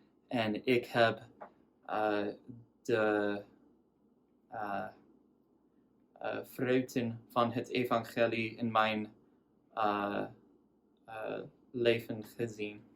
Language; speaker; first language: Dutch; non-native, learner; English